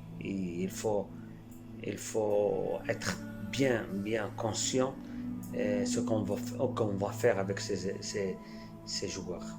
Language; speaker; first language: French; non-native, fluent; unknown